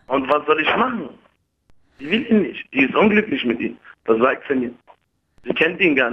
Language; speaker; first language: German; early bilingual, other home language; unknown